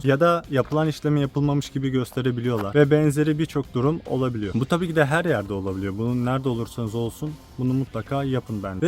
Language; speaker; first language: Turkish; native; Turkish